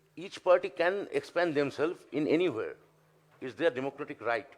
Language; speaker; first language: English; non-native, local second language; Bangla